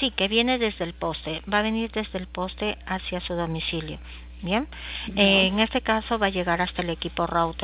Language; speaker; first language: Spanish; native; Spanish